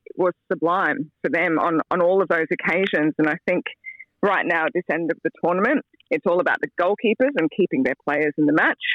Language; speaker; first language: English; native; English